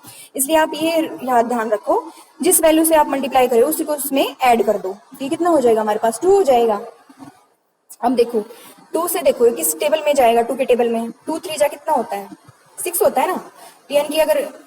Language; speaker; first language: Hindi; native; Hindi